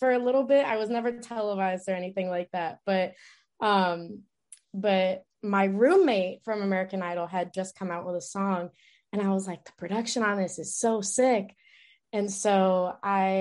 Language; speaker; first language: English; native; English